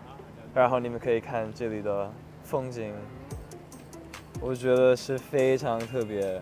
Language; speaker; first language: Chinese; non-native, fluent; English